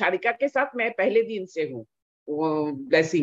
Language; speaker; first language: Hindi; non-native, local second language; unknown